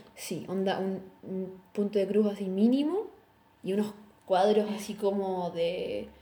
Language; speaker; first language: Spanish; native; Spanish